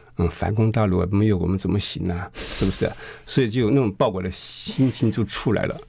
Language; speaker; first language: Chinese; early bilingual, heritage; Chinese